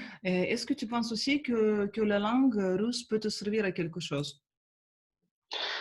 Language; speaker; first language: French; non-native, fluent; Russian